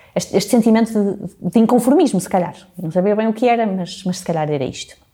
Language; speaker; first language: Portuguese; native; Portuguese